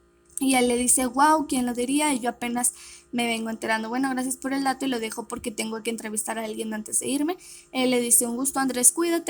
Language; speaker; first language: Spanish; native; Spanish